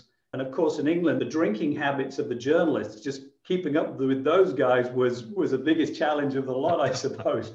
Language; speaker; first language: English; native; English